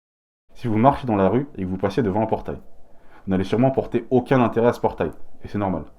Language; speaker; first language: French; native; French